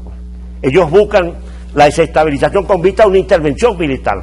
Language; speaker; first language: Spanish; native; Spanish